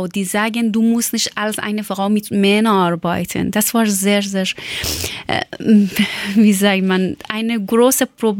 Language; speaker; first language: German; non-native, fluent; Persian